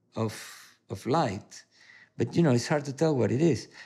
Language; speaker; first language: English; non-native, fluent; Spanish